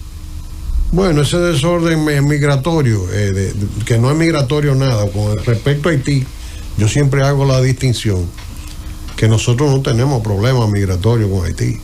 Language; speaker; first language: Spanish; native; Spanish